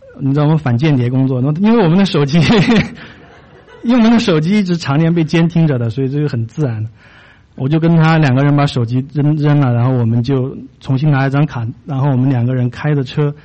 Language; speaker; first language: Chinese; native; Chinese